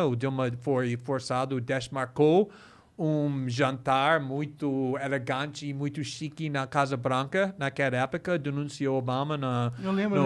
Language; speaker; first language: Portuguese; non-native, fluent; English